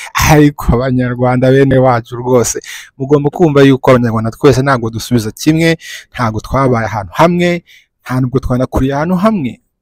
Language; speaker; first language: Kinyarwanda; early bilingual, other home language; French